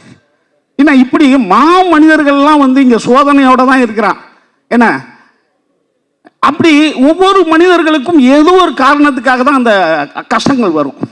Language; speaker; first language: Tamil; native; Tamil